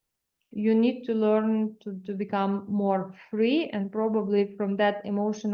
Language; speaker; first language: English; non-native, fluent; Ukrainian